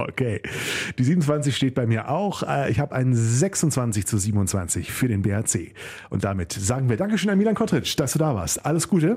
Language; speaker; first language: German; native; German